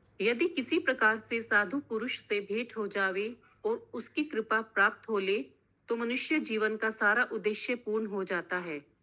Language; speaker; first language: Hindi; native; Hindi